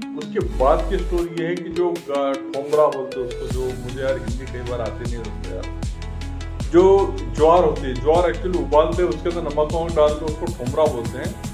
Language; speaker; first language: Hindi; non-native, local second language; Marathi